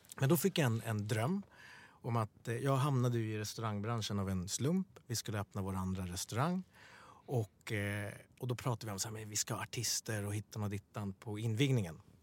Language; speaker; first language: Swedish; early bilingual, other home language; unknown